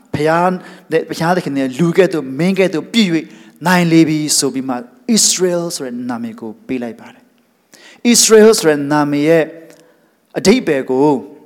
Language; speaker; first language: Burmese; non-native, local second language; Hakha Chin